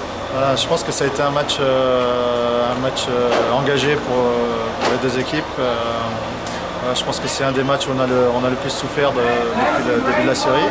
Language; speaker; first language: French; native; French